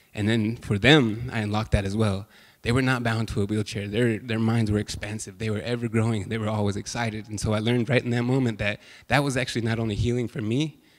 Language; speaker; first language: English; native; English